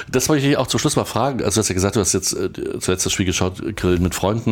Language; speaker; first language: German; native; German